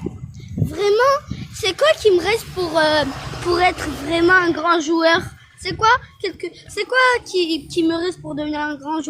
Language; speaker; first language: French; early bilingual, other home language; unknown